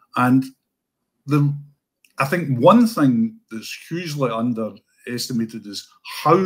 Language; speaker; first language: English; native; English